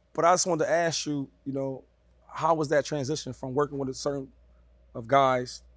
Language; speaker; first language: English; native; English